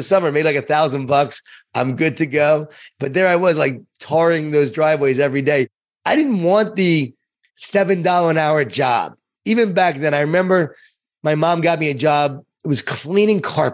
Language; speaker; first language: English; native; English